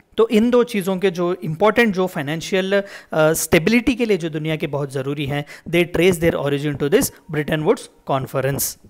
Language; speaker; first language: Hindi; non-native, local second language; Telugu